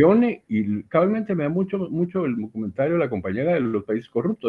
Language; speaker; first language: Spanish; native; Spanish